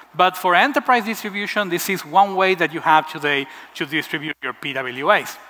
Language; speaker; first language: English; non-native, fluent; Spanish